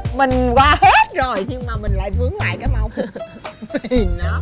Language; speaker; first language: Vietnamese; native; Vietnamese